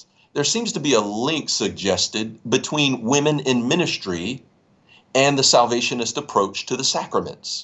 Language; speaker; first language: English; native; English